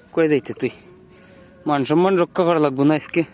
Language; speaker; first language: Bangla; non-native, local second language; Sylheti